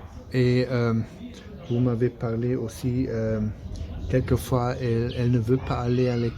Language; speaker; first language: French; non-native, fluent; German